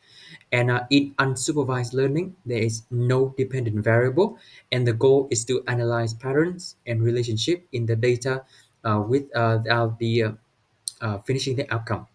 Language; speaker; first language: English; non-native, learner; Vietnamese